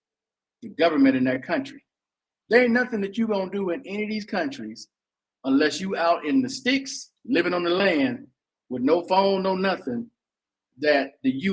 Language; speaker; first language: English; native; English